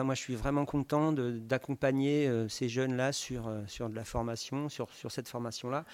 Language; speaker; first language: French; native; French